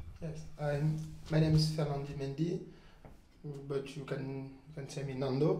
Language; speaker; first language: English; non-native, learner; French